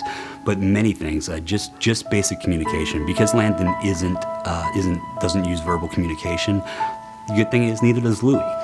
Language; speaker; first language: English; native; English